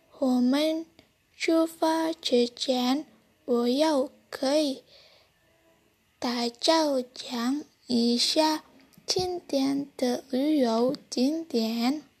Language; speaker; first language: Chinese; non-native, learner; Indonesian